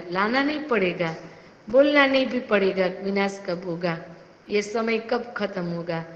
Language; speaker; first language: Hindi; non-native, local second language; Gujarati